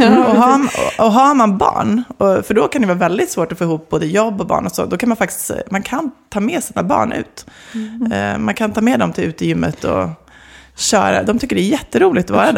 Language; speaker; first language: Swedish; native; Swedish